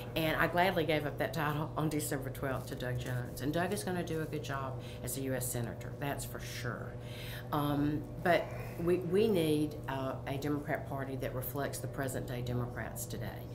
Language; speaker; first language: English; native; English